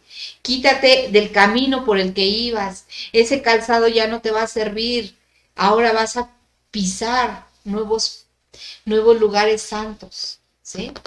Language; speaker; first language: Spanish; native; Spanish